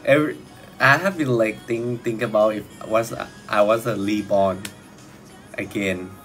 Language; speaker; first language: English; non-native, learner; Thai